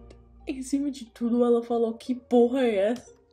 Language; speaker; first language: Portuguese; non-native, learner; English